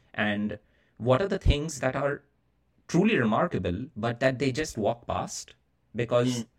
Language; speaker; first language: English; non-native, local second language; Bangla